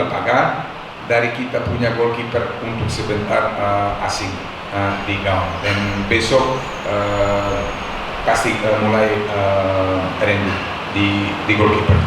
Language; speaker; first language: Indonesian; non-native, fluent; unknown